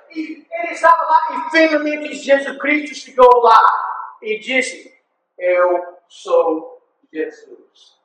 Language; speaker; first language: Portuguese; non-native, fluent; English